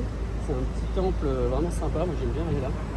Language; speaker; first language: French; native; French